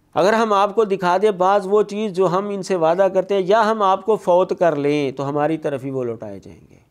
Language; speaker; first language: Urdu; non-native, local second language; Punjabi